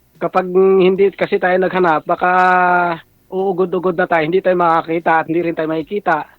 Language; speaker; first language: Filipino; non-native, local second language; Cebuano